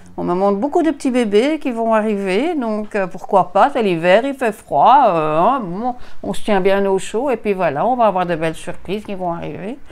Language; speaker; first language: French; native; French